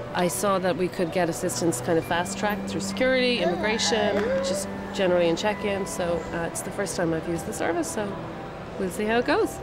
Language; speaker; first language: English; native; English